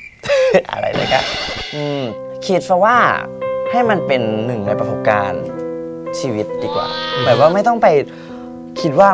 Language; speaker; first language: Thai; native; Thai